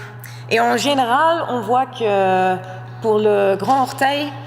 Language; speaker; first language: French; non-native, fluent; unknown